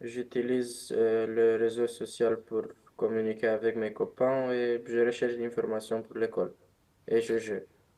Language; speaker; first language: French; non-native, learner; Romanian